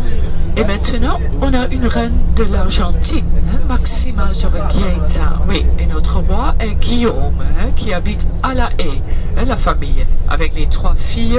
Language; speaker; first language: French; early bilingual, heritage; Dutch